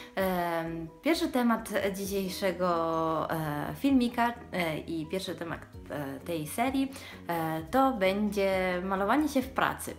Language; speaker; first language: Polish; early bilingual, heritage; Polish